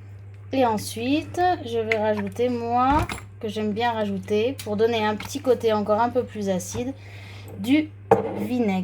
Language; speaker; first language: French; native; French